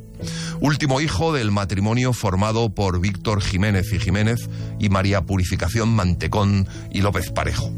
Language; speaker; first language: Spanish; native; Spanish